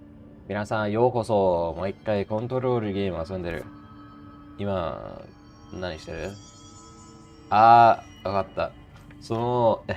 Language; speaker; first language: Japanese; non-native, learner; English